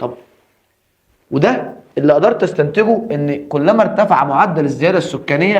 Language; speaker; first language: Arabic; native; Arabic